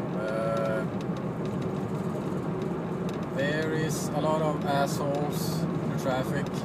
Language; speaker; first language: English; non-native, fluent; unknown